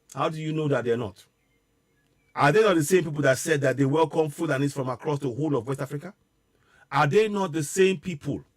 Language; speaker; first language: English; non-native, local second language; Yoruba